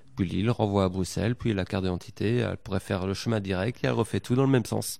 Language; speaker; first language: French; native; French